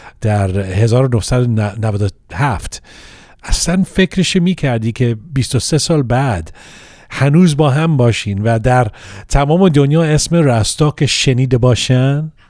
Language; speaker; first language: Persian; early bilingual, heritage; Persian